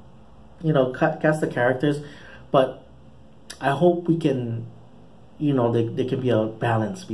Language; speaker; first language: English; native; English